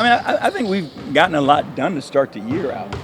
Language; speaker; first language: English; native; English